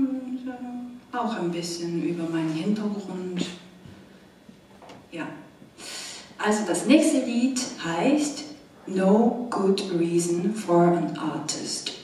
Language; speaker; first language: German; non-native, fluent; Korean